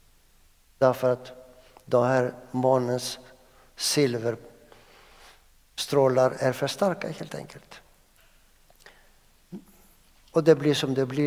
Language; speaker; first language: Swedish; non-native, fluent; Greek